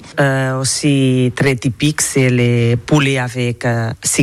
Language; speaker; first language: French; non-native, learner; Catalan